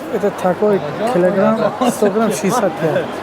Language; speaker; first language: Russian; non-native, local second language; Uzbek